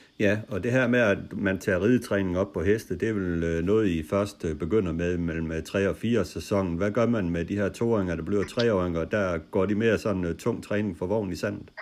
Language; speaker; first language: Danish; native; Danish